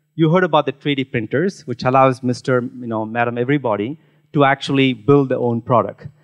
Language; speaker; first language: English; non-native, local second language; Tamil